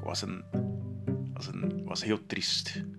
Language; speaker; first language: Dutch; non-native, learner; Portuguese